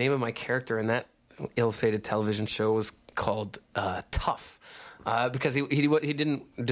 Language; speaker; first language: English; native; English